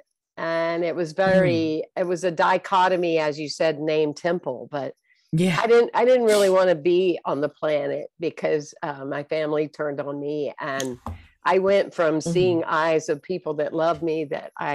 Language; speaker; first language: English; native; English